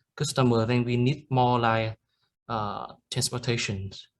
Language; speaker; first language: English; non-native, learner; Vietnamese